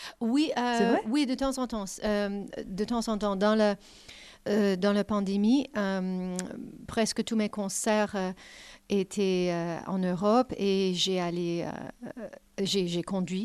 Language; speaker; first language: French; non-native, learner; English